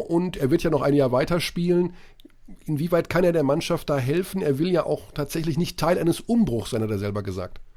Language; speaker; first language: German; native; German